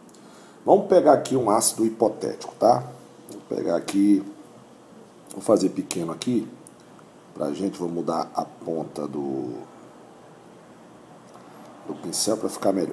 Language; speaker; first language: Portuguese; native; Portuguese